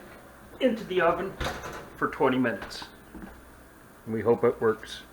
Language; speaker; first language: English; native; English